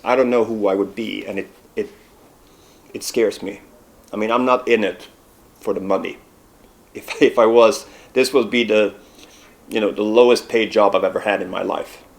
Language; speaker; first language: English; non-native, fluent; Swedish